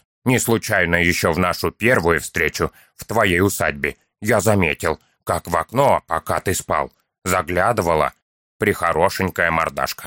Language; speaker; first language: Russian; native; Russian